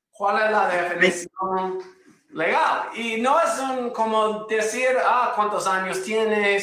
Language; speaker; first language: Spanish; non-native, fluent; English